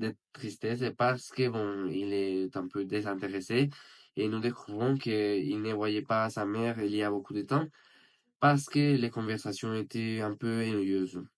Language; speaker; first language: French; non-native, learner; Spanish